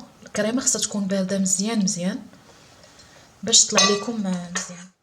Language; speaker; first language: Arabic; native; Arabic